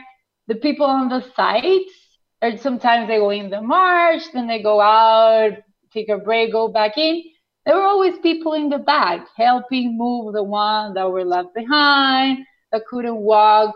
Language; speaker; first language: English; non-native, fluent; Spanish